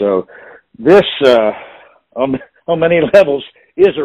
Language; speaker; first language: English; native; English